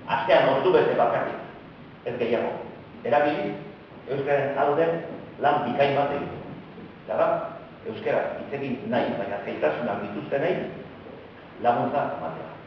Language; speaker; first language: Basque; native; Basque